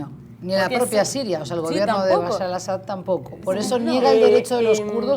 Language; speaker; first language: Spanish; native; Spanish